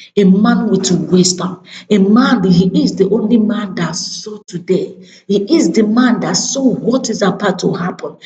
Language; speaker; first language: Nigerian Pidgin; non-native, local second language; Igbo